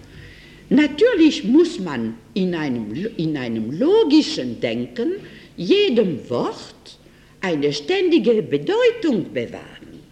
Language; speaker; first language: German; non-native, fluent; French